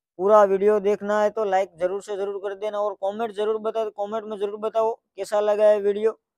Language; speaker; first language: Hindi; non-native, local second language; Gujarati